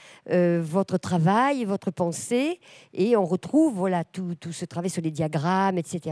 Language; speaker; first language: French; native; French